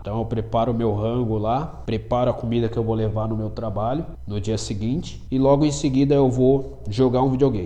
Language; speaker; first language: Portuguese; native; Portuguese